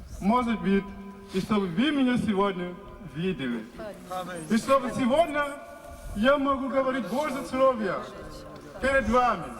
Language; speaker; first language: Russian; non-native, fluent; Portuguese